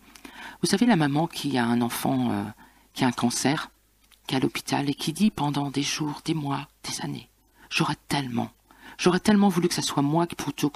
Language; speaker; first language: French; native; French